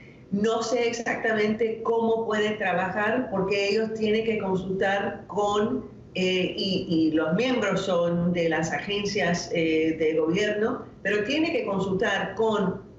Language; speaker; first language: Spanish; non-native, fluent; English